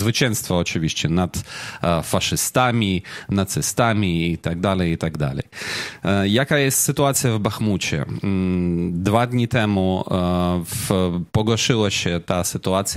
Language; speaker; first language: Polish; non-native, fluent; Ukrainian